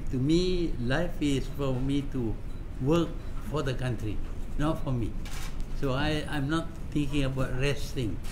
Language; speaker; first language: English; non-native, local second language; Malay